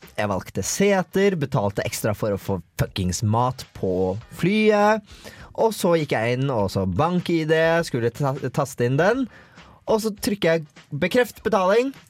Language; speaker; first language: Norwegian; native; Norwegian